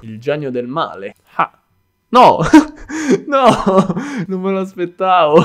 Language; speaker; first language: Italian; native; Italian